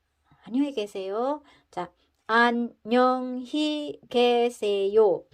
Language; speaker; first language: Korean; non-native, fluent; Filipino